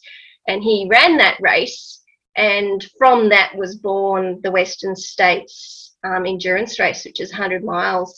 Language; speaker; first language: English; native; English